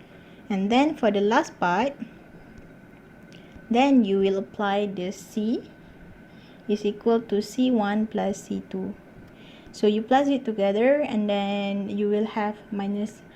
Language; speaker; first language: English; non-native, local second language; Malay